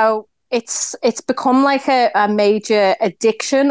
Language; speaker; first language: English; native; English